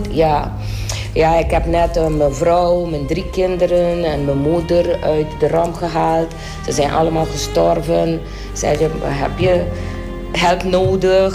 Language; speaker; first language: Dutch; non-native, local second language; Papiamento